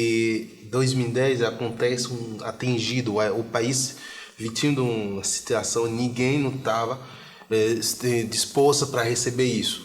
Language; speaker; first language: Portuguese; non-native, fluent; Haitian Creole